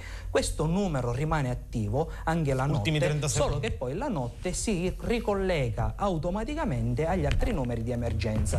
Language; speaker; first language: Italian; native; Italian